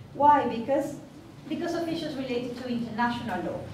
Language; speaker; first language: English; non-native, fluent; Spanish